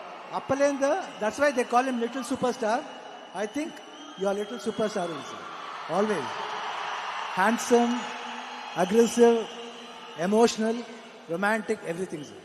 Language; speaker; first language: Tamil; non-native, local second language; Kannada